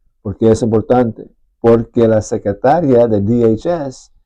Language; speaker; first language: Spanish; early bilingual, heritage; Spanish